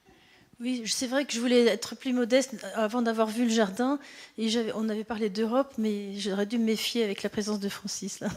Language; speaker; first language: French; native; French